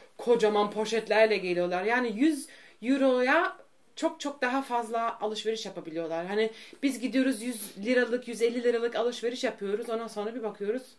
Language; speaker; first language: Turkish; early bilingual, heritage; Turkish